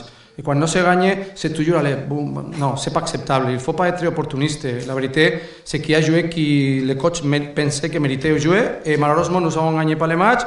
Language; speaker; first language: French; non-native, learner; Spanish